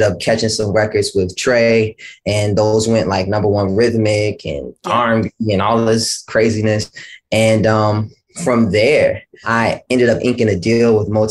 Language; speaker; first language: English; native; English